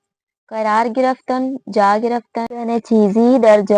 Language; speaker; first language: Persian; non-native, fluent; Urdu